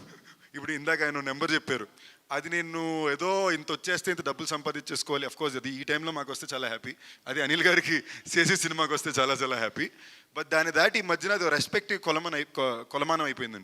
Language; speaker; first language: Telugu; native; Telugu